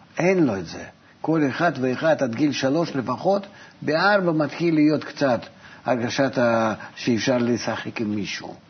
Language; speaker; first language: Hebrew; non-native, fluent; Russian